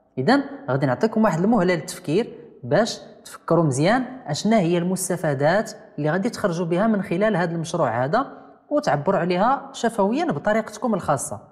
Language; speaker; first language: Arabic; native; Arabic